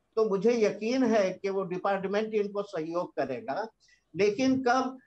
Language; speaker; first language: Hindi; native; Hindi